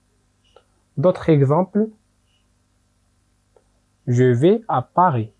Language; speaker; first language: French; non-native, local second language; Arabic